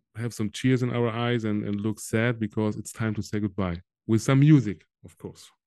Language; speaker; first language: English; non-native, fluent; German